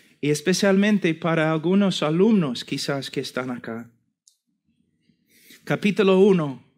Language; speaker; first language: Spanish; non-native, fluent; English